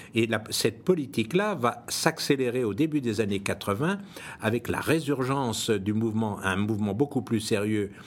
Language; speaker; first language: French; native; French